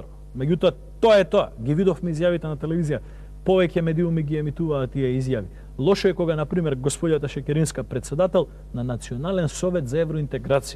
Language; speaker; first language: Macedonian; native; Macedonian